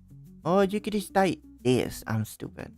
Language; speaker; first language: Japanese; non-native, learner; English